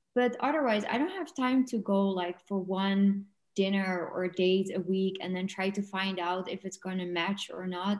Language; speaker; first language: English; non-native, fluent; Dutch